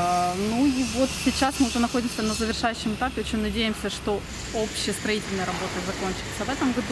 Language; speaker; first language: Russian; native; Russian